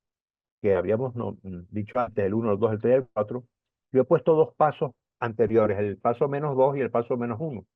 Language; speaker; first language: Spanish; native; Spanish